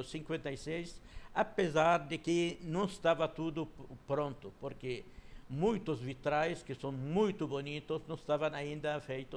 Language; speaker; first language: Portuguese; non-native, fluent; Arabic